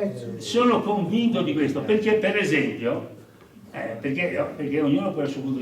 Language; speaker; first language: Italian; native; Italian